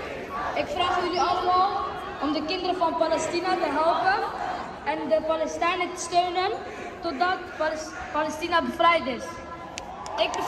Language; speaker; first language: Dutch; non-native, fluent; Arabic